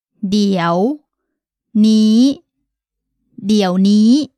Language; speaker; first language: Thai; native; Thai